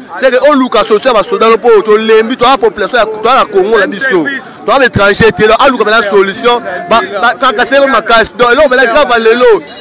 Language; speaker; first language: Lingala; native; Lingala